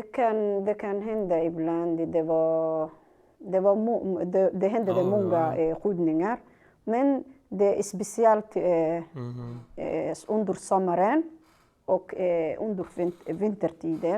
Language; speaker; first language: Swedish; non-native, learner; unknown